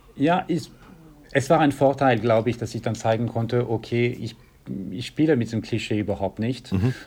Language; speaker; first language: German; non-native, fluent; French